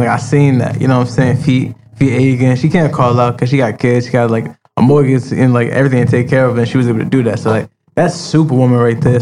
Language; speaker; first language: English; native; English